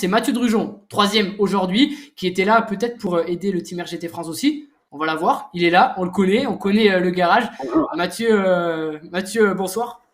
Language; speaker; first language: French; native; French